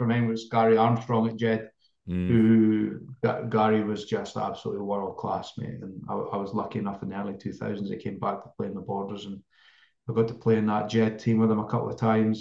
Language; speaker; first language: English; native; English